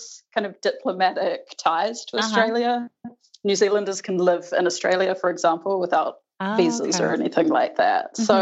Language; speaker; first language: English; native; English